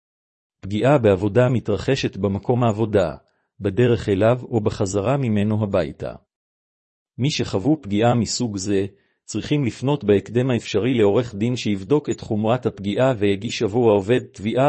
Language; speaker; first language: Hebrew; native; Hebrew